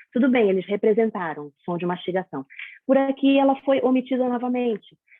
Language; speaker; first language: Portuguese; native; Portuguese